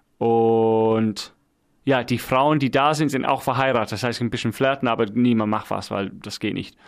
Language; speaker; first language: German; non-native, fluent; English